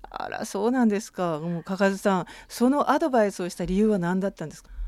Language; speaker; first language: Japanese; native; Japanese